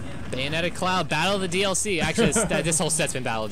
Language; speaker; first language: English; native; English